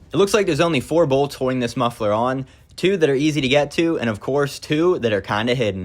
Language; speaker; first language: English; native; English